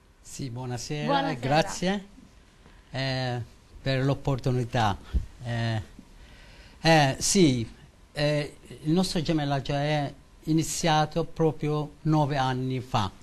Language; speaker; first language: Italian; non-native, learner; Maltese